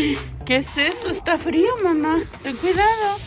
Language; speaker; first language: Spanish; native; Spanish